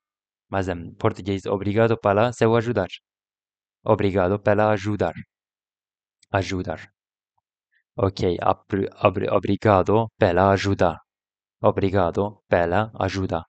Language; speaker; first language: Portuguese; non-native, learner; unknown